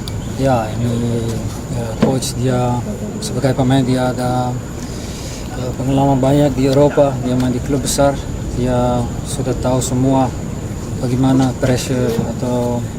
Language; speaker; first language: Indonesian; non-native, fluent; Dutch